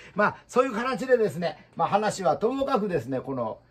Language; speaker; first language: Japanese; native; Japanese